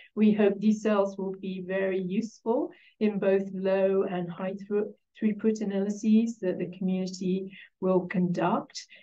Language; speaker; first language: English; native; English